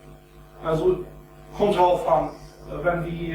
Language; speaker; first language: German; non-native, fluent; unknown